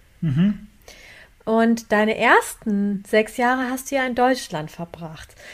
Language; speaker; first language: German; early bilingual, other home language; Turkish